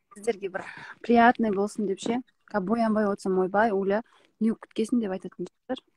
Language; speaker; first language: Kazakh; native; Kazakh